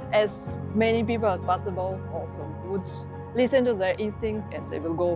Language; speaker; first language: English; non-native, fluent; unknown